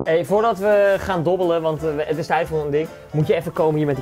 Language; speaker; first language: Dutch; native; Dutch